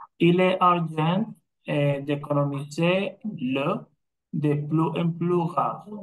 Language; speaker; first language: French; non-native, learner; Spanish